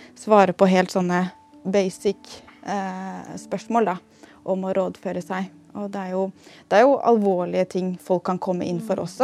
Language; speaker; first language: Norwegian; native; Norwegian